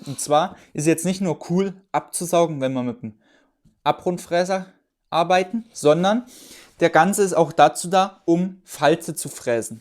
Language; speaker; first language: German; native; German